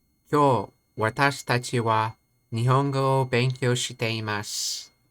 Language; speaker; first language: Japanese; non-native, learner; English